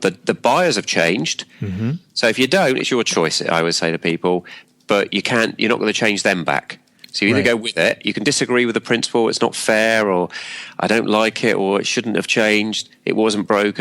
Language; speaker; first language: English; native; English